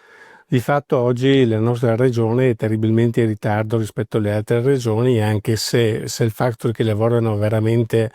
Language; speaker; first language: Italian; native; Italian